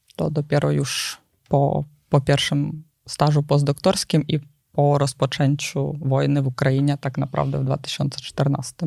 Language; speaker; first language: Polish; non-native, fluent; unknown